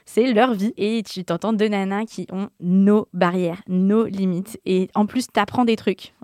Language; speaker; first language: French; native; French